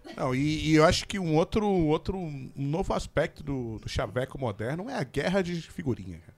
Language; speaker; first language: Portuguese; native; Portuguese